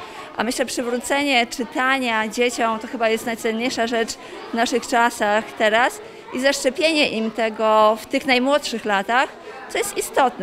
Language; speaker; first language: Polish; native; Polish